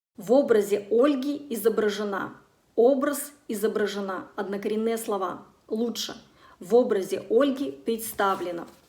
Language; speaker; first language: Russian; native; Russian